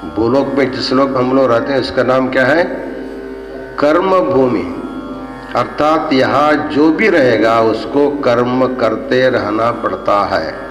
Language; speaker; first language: Hindi; non-native, local second language; Kannada